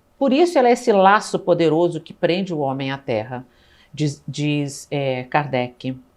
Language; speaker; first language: Portuguese; native; Portuguese